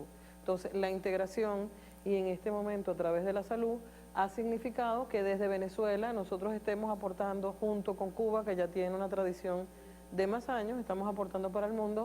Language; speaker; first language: Spanish; native; Spanish